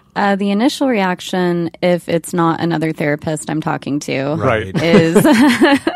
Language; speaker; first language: English; native; English